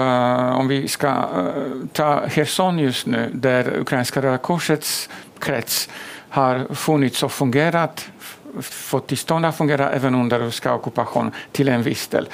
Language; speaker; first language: Swedish; non-native, fluent; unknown